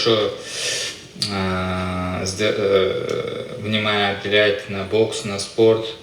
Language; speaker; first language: Russian; non-native, local second language; Uzbek